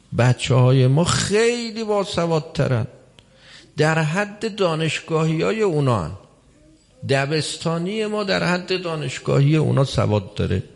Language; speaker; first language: Persian; early bilingual, heritage; Persian